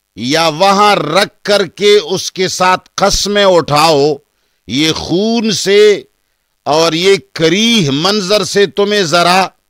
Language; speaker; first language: Urdu; non-native, local second language; Pashto